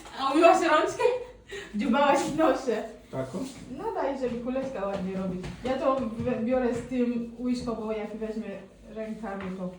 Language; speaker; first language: Polish; non-native, fluent; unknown